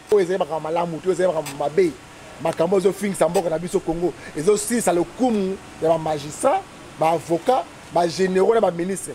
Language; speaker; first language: Lingala; native; Lingala